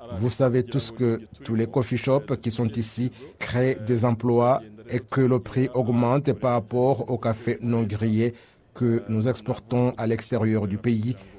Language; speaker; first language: French; non-native, local second language; Kinyarwanda